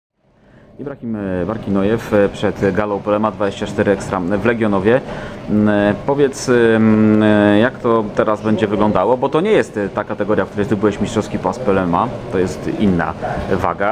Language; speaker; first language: Polish; native; Polish